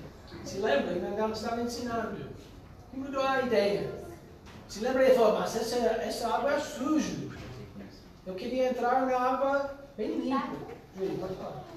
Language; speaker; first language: Portuguese; non-native, fluent; English